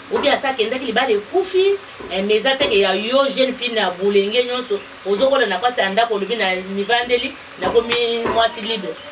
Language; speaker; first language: Lingala; non-native, local second language; Luba-Lulua